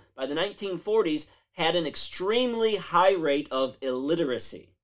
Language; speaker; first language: English; native; English